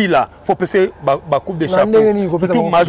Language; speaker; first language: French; non-native, local second language; Lingala